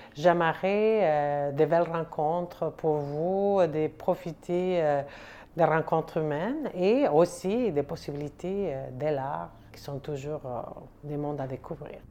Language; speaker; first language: French; non-native, fluent; Spanish